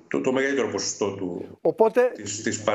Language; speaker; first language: Greek; native; Greek